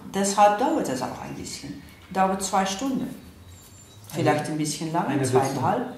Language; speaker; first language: German; non-native, fluent; Dutch